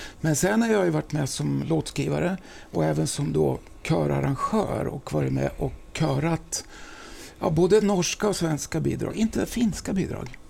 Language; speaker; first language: Swedish; native; Swedish